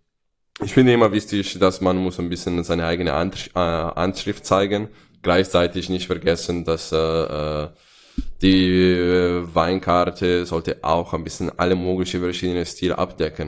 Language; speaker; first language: German; non-native, fluent; Italian